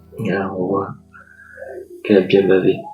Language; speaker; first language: French; native; French